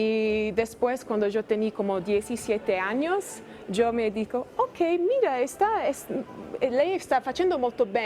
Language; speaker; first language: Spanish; non-native, fluent; Italian